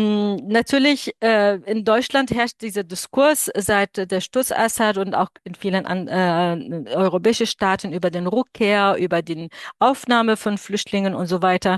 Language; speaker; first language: German; non-native, fluent; Arabic